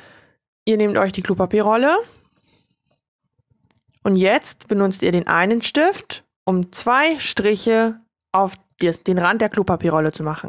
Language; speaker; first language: German; native; German